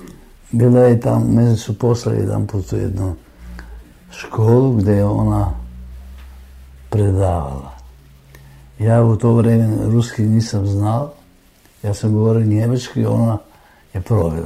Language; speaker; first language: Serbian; non-native, fluent; German